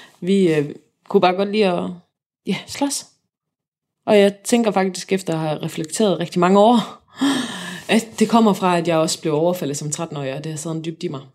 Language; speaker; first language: Danish; native; Danish